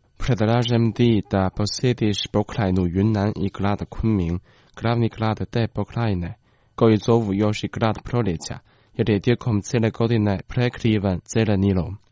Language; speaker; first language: Croatian; non-native, fluent; Chinese